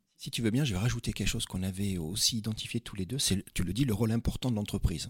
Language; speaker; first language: French; native; French